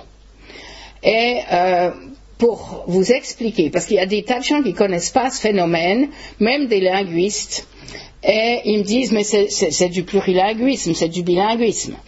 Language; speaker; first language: French; native; French